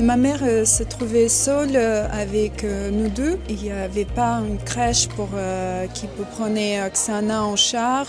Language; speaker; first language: French; non-native, fluent; Russian